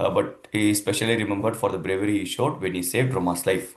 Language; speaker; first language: English; non-native, local second language; Kannada